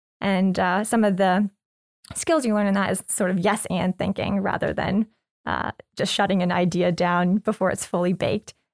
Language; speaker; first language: English; native; English